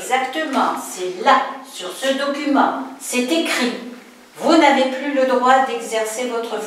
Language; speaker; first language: French; native; French